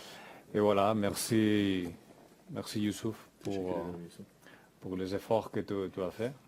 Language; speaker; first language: French; non-native, fluent; Spanish